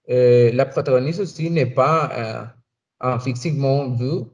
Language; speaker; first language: French; non-native, learner; Spanish